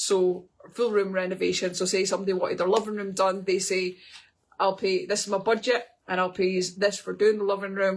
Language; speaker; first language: English; native; English